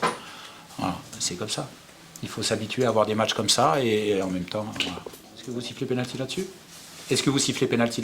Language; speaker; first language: French; native; French